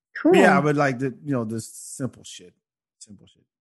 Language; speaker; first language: English; non-native, fluent; Wolof